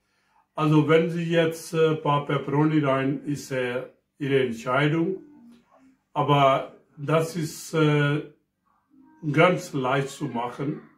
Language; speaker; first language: German; non-native, learner; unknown